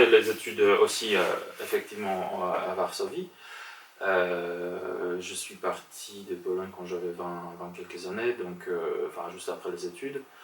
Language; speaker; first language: French; non-native, fluent; Polish